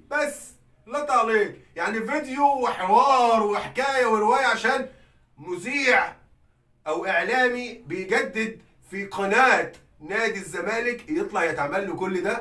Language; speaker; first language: Arabic; native; Arabic